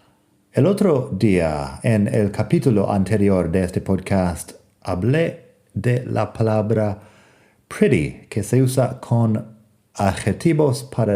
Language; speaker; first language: Spanish; non-native, fluent; English